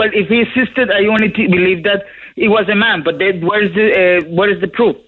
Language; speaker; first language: English; non-native, fluent; Spanish